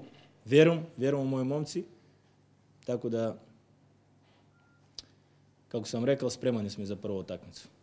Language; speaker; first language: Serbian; non-native, learner; Bulgarian